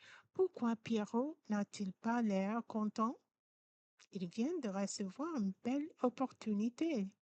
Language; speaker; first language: French; non-native, fluent; English